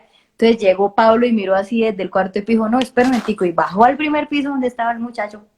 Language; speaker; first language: Spanish; native; Spanish